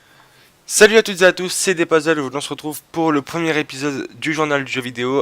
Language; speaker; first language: French; native; French